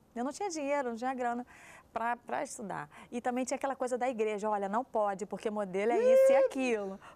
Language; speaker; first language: Portuguese; native; Portuguese